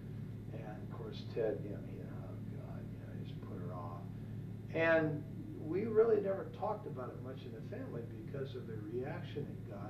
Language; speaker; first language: English; native; English